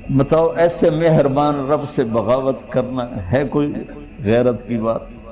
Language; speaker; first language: Urdu; non-native, local second language; Punjabi